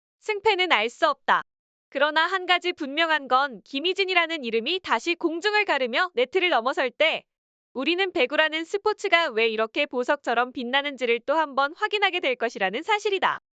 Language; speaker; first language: Korean; native; Korean